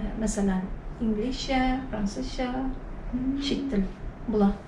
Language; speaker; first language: Turkish; non-native, learner; Tatar